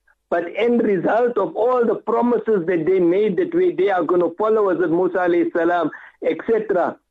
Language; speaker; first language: English; native; English